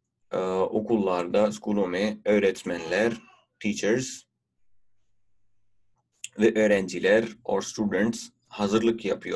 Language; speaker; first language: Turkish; non-native, fluent; Urdu